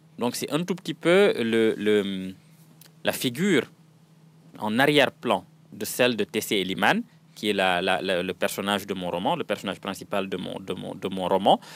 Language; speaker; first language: French; non-native, local second language; Wolof